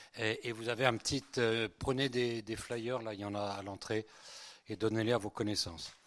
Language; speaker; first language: French; early bilingual, other home language; Spanish